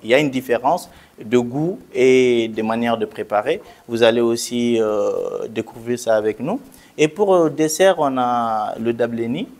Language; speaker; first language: French; non-native, local second language; Bambara